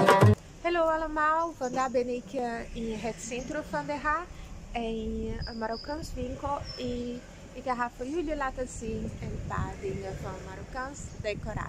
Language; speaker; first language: Dutch; non-native, learner; Spanish